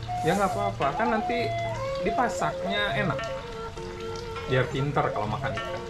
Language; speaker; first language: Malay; non-native, local second language; Sundanese